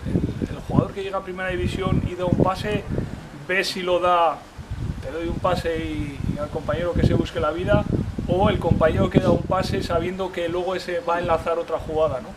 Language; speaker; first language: Spanish; native; Spanish